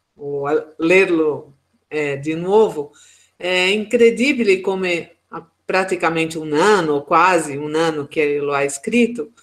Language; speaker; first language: Italian; non-native, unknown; Portuguese